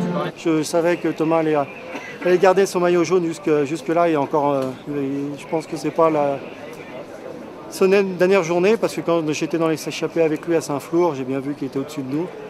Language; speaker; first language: French; native; French